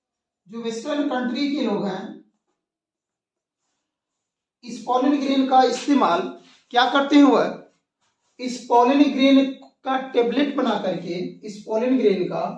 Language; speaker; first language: Hindi; native; Hindi